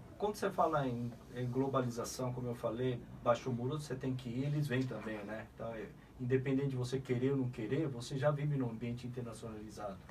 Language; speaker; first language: Portuguese; early bilingual, other home language; Korean